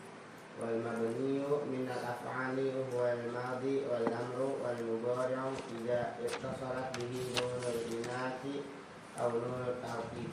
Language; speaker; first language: Arabic; non-native, learner; Indonesian